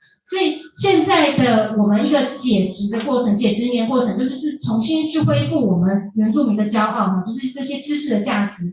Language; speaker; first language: Chinese; native; Chinese